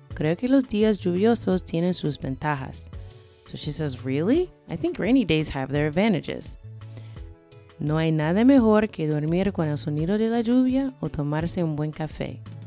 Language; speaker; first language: Spanish; non-native, fluent; English